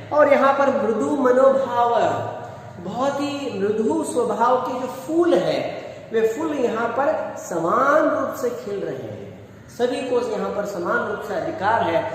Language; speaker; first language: Hindi; non-native, local second language; Kannada